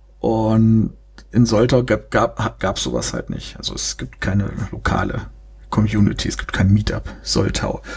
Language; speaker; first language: German; native; German